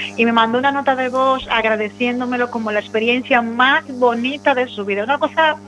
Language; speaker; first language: Spanish; native; Spanish